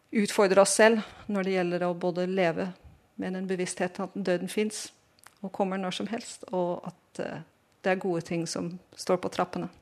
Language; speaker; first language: Norwegian; non-native, fluent; Dutch